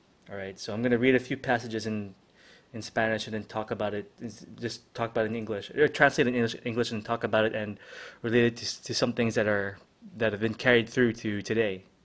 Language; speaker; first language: English; non-native, local second language; Filipino